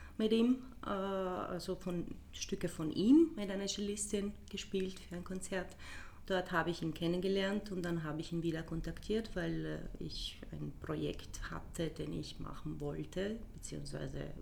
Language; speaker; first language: German; non-native, fluent; Italian